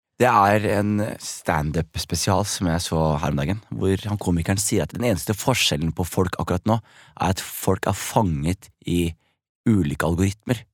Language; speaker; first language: Norwegian; early bilingual, other home language; Somali